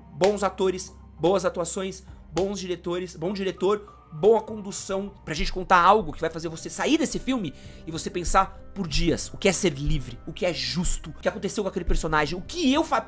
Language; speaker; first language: Portuguese; native; Portuguese